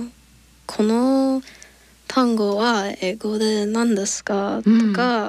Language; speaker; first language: Japanese; non-native, learner; English